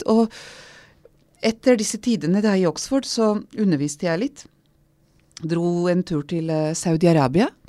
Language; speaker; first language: Norwegian; non-native, fluent; Hungarian